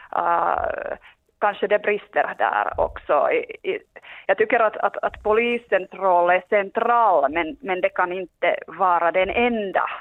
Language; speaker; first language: Swedish; non-native, local second language; Finnish